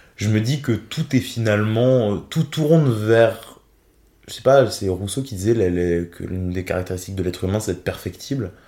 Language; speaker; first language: French; native; French